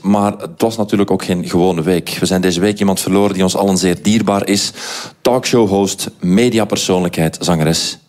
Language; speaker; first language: Dutch; native; Dutch